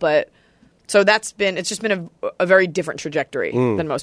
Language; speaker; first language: English; native; English